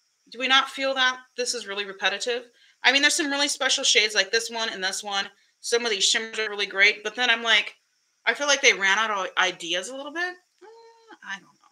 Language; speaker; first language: English; early bilingual, other home language; Spanish